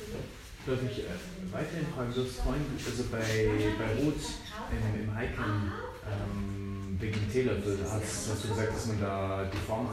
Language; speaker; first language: German; native; German